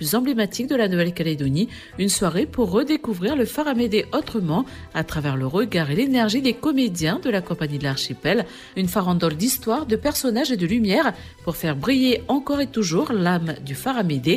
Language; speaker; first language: French; native; French